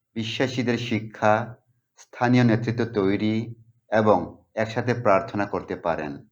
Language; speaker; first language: Bangla; non-native, local second language; Garo